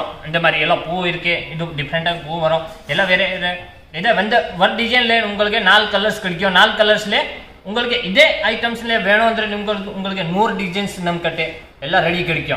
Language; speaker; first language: Tamil; non-native, learner; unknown